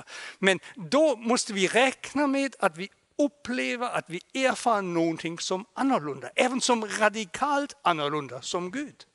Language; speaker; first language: Swedish; non-native, fluent; German